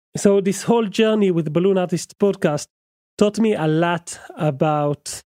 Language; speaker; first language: English; non-native, fluent; Hebrew